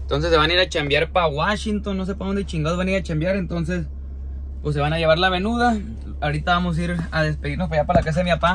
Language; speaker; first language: Spanish; early bilingual, heritage; Spanish